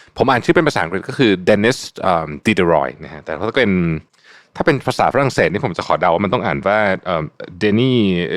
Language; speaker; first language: Thai; native; Thai